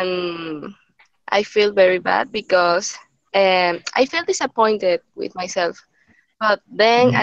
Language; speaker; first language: English; non-native, learner; Spanish